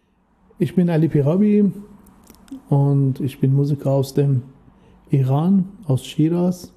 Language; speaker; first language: German; non-native, fluent; Persian